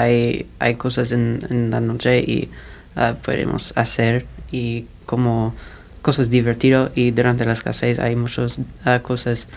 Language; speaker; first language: Spanish; non-native, learner; English